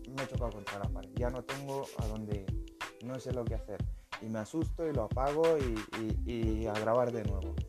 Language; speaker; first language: Spanish; non-native, fluent; Lithuanian